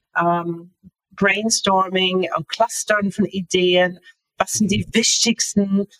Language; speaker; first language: German; non-native, fluent; English